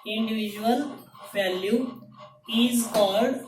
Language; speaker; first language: English; non-native, local second language; Marathi